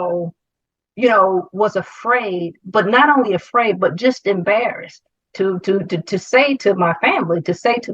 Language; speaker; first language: English; native; English